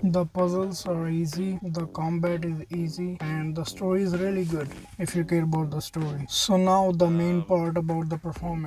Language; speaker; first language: English; non-native, fluent; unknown